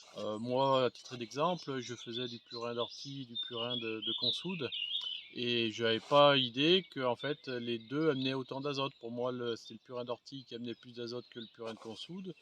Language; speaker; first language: French; native; French